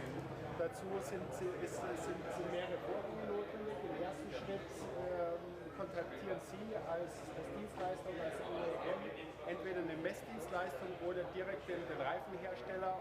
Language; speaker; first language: German; native; German